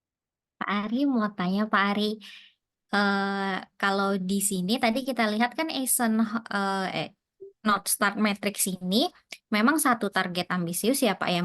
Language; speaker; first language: Indonesian; native; Indonesian